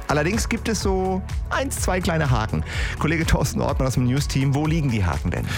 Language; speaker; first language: German; native; German